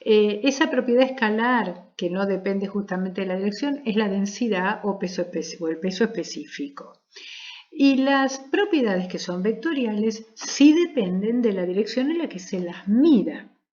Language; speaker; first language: Spanish; native; Spanish